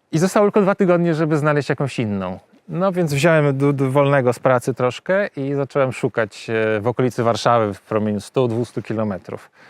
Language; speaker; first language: Polish; native; Polish